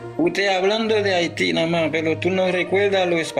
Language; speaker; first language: Spanish; non-native, learner; Haitian Creole